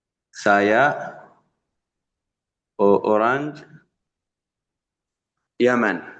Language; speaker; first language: Indonesian; non-native, learner; Arabic